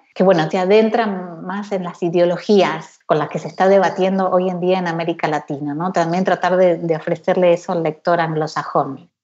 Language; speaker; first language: Spanish; native; Spanish